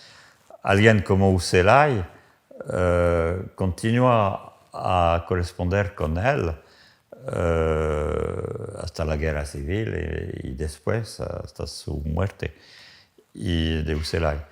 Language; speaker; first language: Spanish; non-native, fluent; French